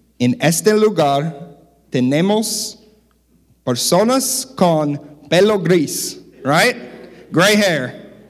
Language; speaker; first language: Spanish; non-native, learner; English